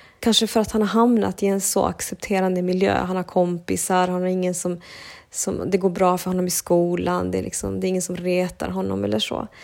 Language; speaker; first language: Swedish; early bilingual, other home language; Spanish